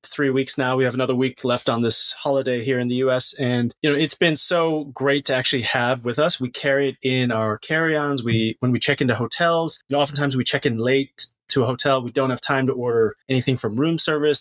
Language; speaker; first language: English; native; English